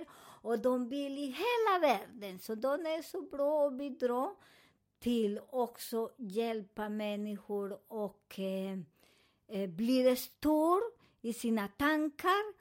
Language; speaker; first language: Swedish; non-native, learner; Spanish